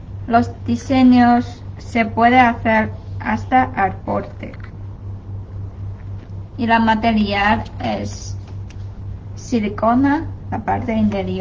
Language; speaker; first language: Spanish; non-native, fluent; Chinese